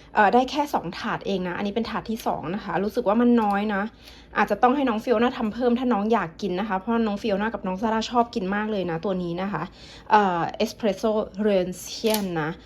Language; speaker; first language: Thai; native; Thai